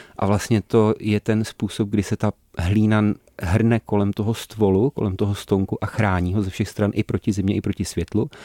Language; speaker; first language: Czech; native; Czech